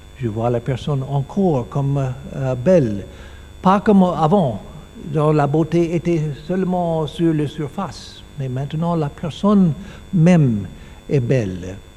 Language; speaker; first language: French; non-native, learner; English